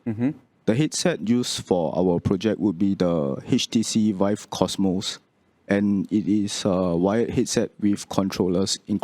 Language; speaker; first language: English; non-native, local second language; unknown